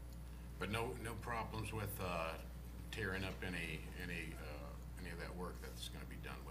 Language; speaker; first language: English; native; English